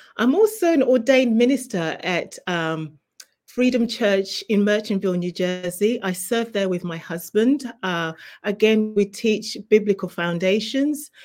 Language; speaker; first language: English; native; English